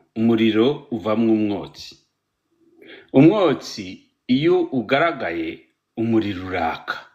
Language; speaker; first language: Kinyarwanda; early bilingual, heritage; Kinyarwanda